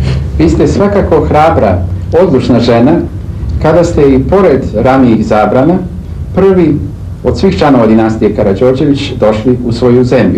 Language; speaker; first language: Bosnian; native; Bosnian